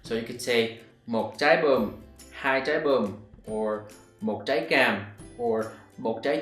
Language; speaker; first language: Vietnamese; non-native, learner; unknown